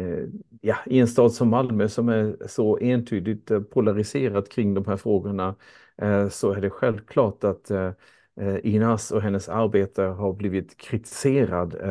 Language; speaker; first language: Swedish; native; Swedish